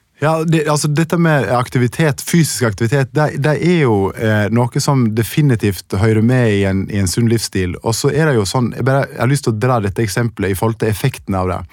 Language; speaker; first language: Norwegian; native; Norwegian